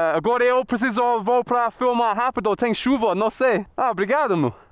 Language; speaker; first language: Portuguese; non-native, learner; English